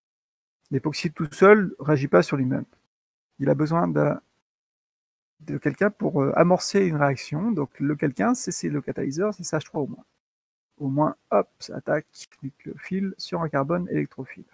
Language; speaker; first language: French; native; French